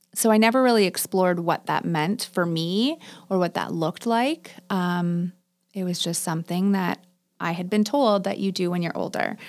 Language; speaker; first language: English; native; English